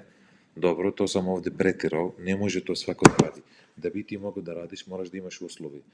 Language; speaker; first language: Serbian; non-native, learner; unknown